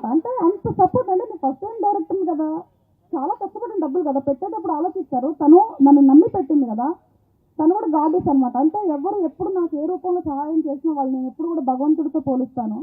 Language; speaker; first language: Telugu; native; Telugu